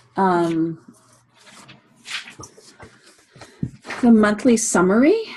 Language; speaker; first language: English; native; English